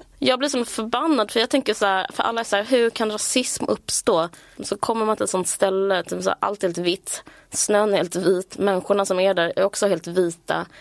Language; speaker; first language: Swedish; native; Swedish